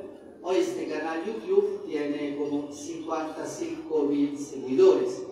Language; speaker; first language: Spanish; non-native, fluent; Italian